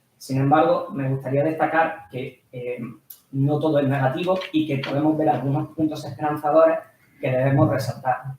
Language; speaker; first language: Spanish; native; Spanish